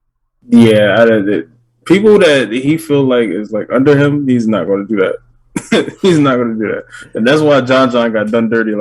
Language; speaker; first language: English; native; English